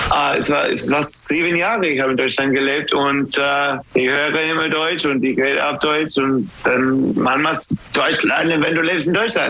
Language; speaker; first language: German; non-native, learner; English